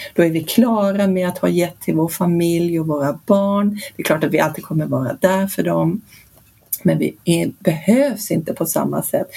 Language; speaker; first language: Swedish; early bilingual, heritage; Swedish